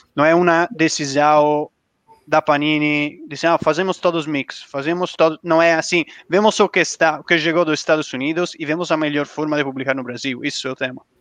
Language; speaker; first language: Portuguese; non-native, learner; Italian